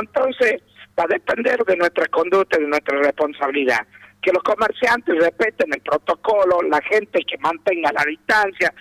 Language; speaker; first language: Spanish; native; Spanish